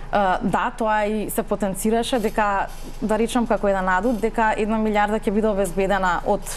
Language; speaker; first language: Macedonian; native; Macedonian